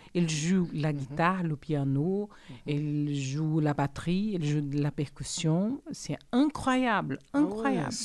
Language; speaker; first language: French; non-native, fluent; Portuguese